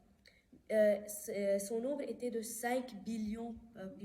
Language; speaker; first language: French; non-native, local second language; Arabic